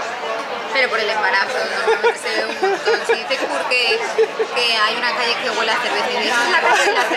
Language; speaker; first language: Spanish; native; Spanish